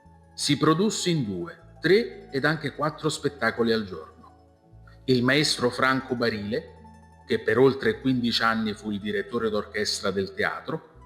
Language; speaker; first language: Italian; native; Italian